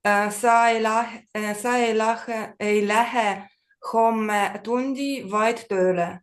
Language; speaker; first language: Estonian; non-native, learner; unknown